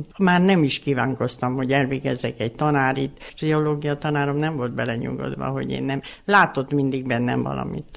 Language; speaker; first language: Hungarian; native; Hungarian